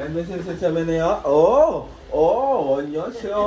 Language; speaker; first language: Korean; non-native, learner; Filipino